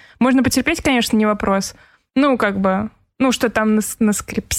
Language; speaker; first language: Russian; native; Russian